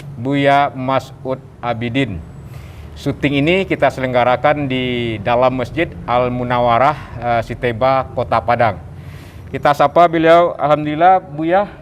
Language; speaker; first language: Indonesian; non-native, local second language; Minangkabau